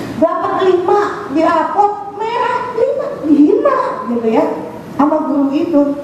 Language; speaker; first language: Indonesian; native; Indonesian